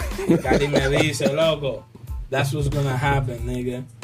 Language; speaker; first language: English; non-native, fluent; Spanish